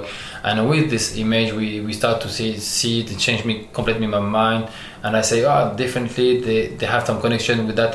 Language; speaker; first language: English; non-native, learner; French